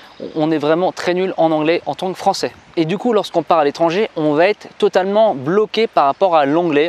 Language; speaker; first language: French; native; French